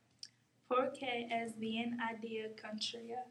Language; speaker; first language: Spanish; non-native, learner; English